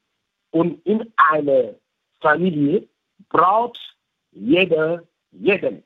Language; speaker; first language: German; non-native, fluent; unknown